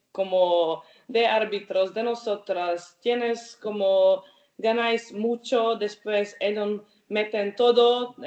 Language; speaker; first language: Spanish; non-native, learner; Croatian